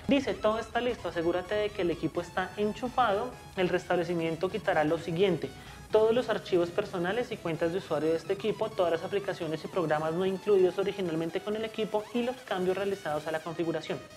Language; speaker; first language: Spanish; native; Spanish